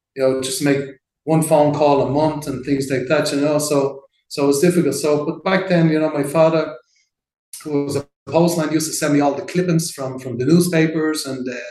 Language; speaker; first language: English; native; English